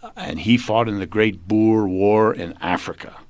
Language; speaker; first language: English; native; English